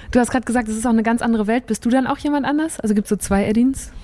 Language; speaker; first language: German; native; German